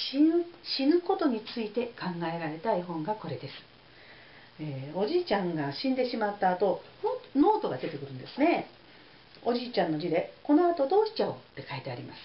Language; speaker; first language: Japanese; native; Japanese